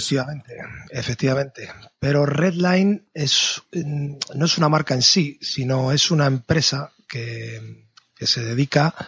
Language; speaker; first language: Spanish; native; Spanish